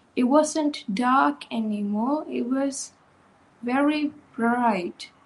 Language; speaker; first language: English; non-native, local second language; Sinhala